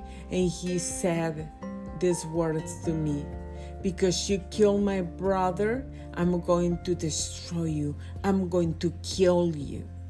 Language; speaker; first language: English; non-native, fluent; Spanish